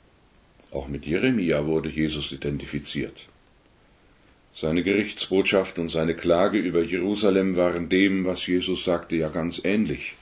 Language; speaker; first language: German; native; German